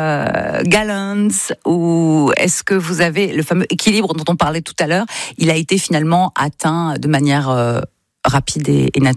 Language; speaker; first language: French; native; French